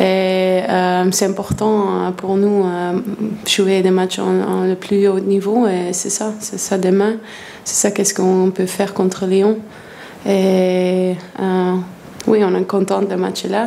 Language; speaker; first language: French; non-native, fluent; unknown